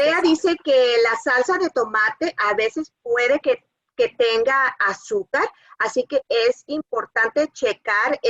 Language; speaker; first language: Spanish; early bilingual, other home language; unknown